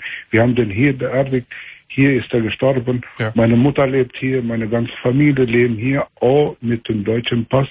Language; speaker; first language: German; early bilingual, other home language; Albanian